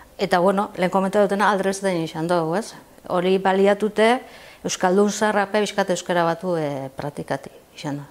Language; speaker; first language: Basque; native; Basque